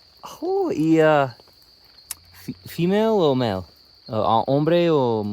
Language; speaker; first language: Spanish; non-native, learner; English